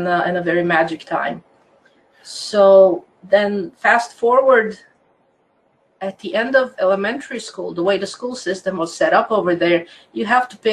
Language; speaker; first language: English; non-native, fluent; Croatian